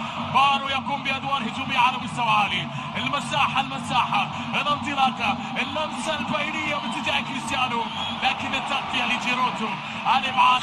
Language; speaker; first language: Arabic; native; Arabic